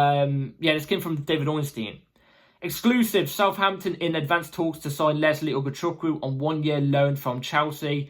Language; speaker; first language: English; native; English